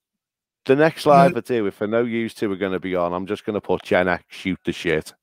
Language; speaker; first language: English; native; English